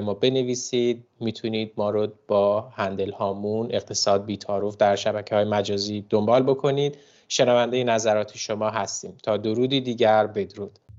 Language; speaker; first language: Persian; native; Persian